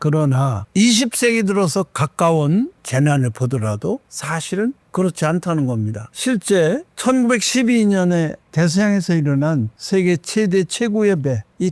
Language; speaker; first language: Korean; native; Korean